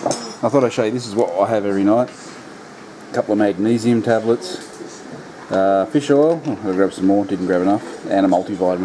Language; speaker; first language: English; native; English